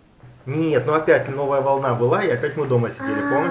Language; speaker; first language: Russian; native; Russian